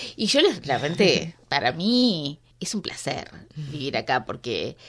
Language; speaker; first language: Spanish; native; Spanish